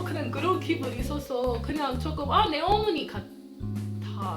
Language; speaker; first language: Korean; non-native, learner; English